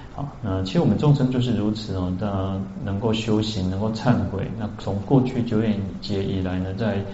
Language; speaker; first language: Chinese; native; Chinese